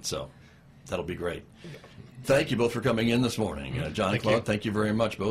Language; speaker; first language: English; native; English